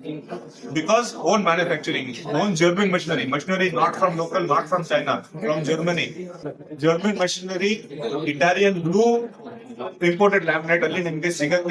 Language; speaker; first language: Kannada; non-native, local second language; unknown